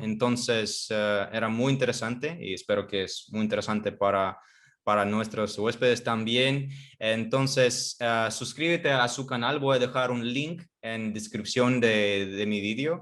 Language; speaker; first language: Spanish; non-native, fluent; Russian